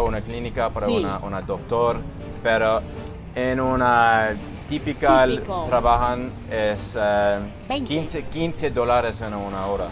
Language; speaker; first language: Spanish; non-native, learner; English